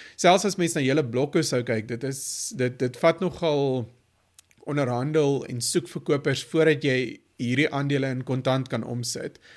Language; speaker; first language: Afrikaans; native; Afrikaans